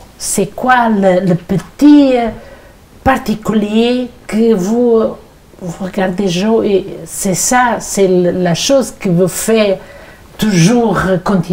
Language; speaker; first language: French; non-native, learner; Portuguese